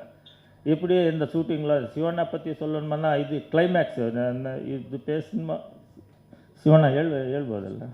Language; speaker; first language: Tamil; non-native, learner; Kannada